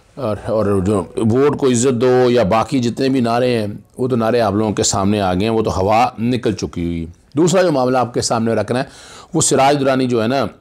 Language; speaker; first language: Urdu; non-native, local second language; Punjabi